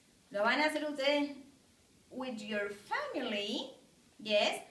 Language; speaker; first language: English; non-native, fluent; Spanish